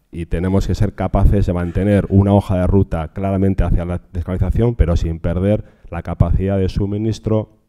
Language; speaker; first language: Spanish; non-native, local second language; Basque